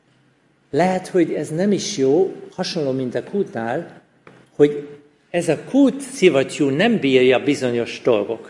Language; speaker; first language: Hungarian; non-native, fluent; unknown